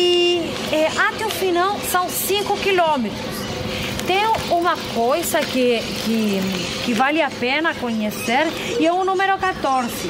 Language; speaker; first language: Portuguese; non-native, fluent; Spanish